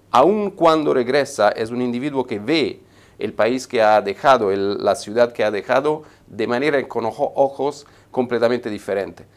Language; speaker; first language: Spanish; non-native, fluent; Italian